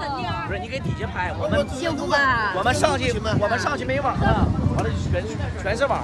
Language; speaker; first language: Chinese; native; Chinese